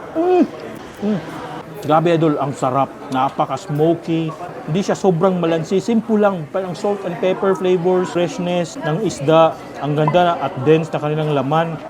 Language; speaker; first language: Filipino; native; Filipino